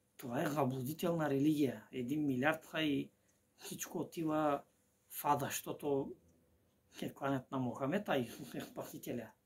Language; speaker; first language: Bulgarian; non-native, local second language; Turkish